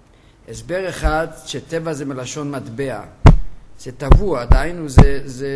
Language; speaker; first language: Hebrew; non-native, fluent; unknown